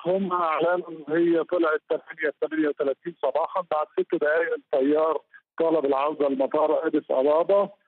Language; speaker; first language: Egyptian Arabic; native; Egyptian Arabic